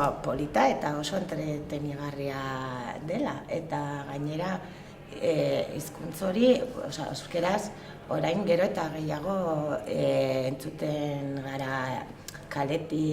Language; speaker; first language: Basque; non-native, learner; French